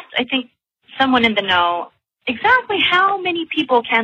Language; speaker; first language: English; non-native, local second language; Filipino